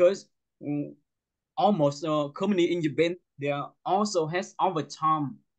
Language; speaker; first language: English; non-native, local second language; Vietnamese